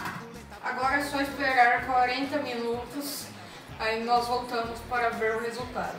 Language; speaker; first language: Portuguese; native; Portuguese